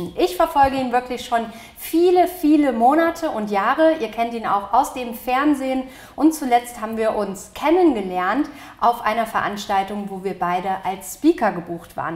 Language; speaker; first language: German; native; German